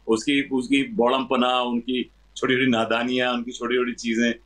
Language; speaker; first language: Hindi; native; Hindi